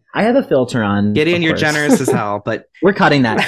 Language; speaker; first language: English; native; English